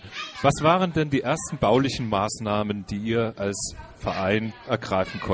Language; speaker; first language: German; native; German